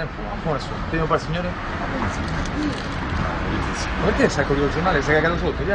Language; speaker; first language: Italian; native; Italian